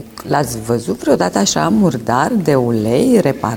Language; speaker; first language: Romanian; native; Romanian